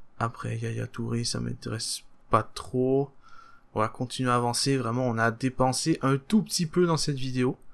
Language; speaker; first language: French; native; French